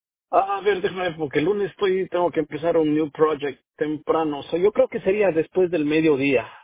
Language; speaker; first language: Spanish; native; Spanish